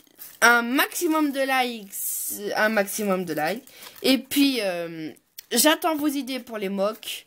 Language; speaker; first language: French; native; French